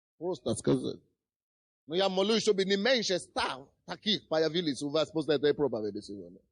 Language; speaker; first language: Russian; non-native, fluent; Yoruba